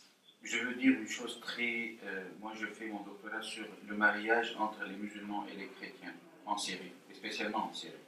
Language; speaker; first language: French; non-native, fluent; Arabic